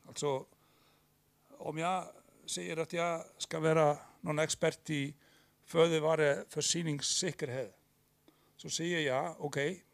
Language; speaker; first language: Swedish; non-native, fluent; Icelandic